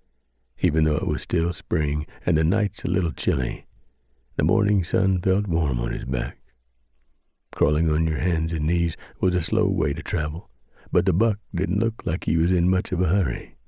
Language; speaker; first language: English; native; English